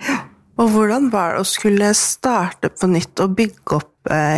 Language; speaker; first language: Norwegian; native; Norwegian